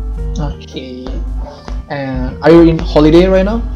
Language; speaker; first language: English; non-native, learner; Indonesian